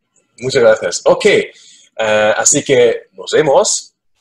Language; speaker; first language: Spanish; non-native, learner; German